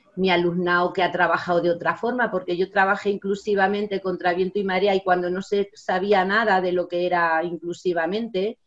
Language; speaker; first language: Spanish; native; Spanish